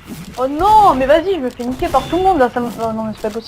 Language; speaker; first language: French; native; French